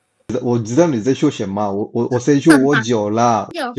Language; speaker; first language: Chinese; non-native, learner; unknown